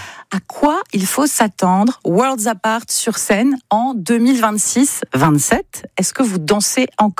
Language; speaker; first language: French; native; French